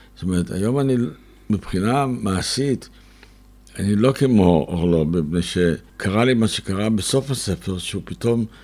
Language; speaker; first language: Hebrew; native; Hebrew